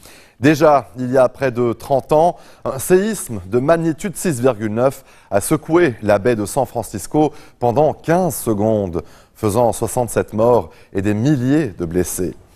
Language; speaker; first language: French; non-native, local second language; Arabic